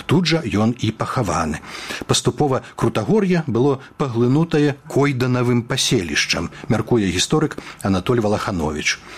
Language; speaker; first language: Belarusian; native; Belarusian